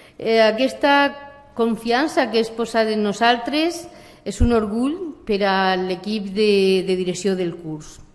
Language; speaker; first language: Catalan; non-native, local second language; Spanish